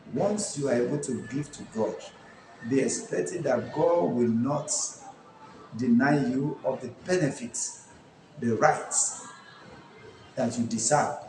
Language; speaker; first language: English; non-native, local second language; Yoruba